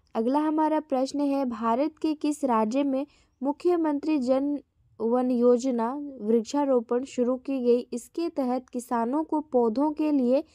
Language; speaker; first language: Hindi; native; Hindi